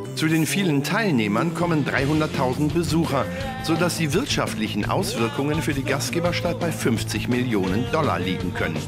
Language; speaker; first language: German; native; German